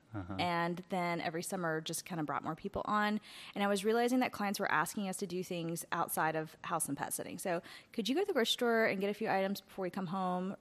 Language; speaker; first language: English; native; English